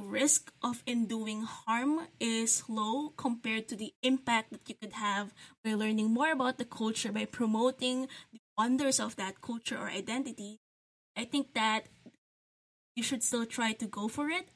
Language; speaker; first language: English; non-native, local second language; Filipino